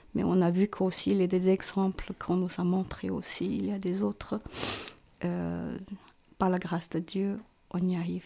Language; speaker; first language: French; non-native, fluent; Chinese